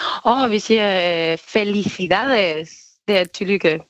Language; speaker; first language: Danish; non-native, fluent; Spanish